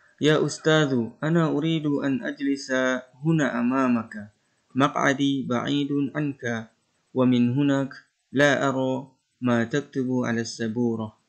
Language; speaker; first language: Arabic; non-native, fluent; Indonesian